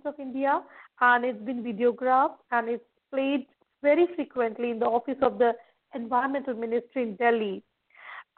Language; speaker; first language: English; non-native, local second language; Marathi